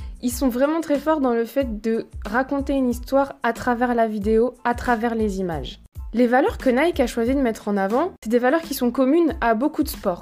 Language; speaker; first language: French; native; French